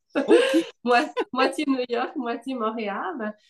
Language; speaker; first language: French; native; French